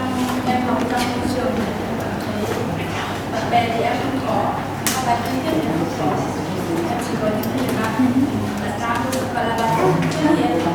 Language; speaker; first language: Vietnamese; non-native, local second language; Hmong